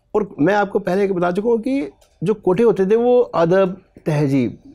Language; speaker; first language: Hindi; native; Hindi